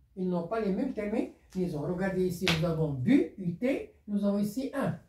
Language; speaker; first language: French; non-native, local second language; Arabic